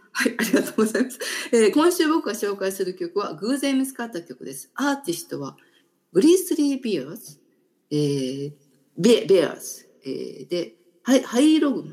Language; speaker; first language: Japanese; native; Japanese